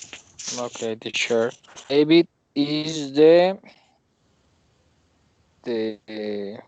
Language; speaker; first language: English; non-native, learner; Spanish